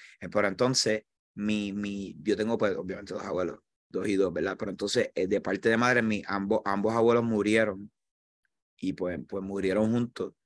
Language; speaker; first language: Spanish; native; Spanish